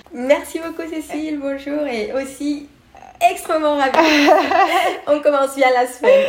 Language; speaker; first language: French; non-native, fluent; Spanish